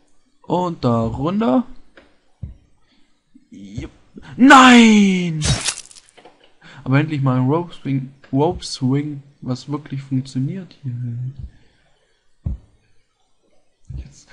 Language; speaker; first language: German; native; German